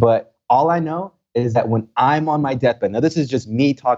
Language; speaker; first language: English; early bilingual, other home language; Spanish